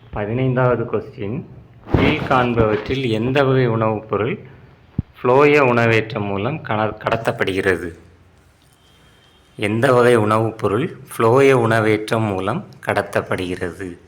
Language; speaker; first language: Tamil; native; Tamil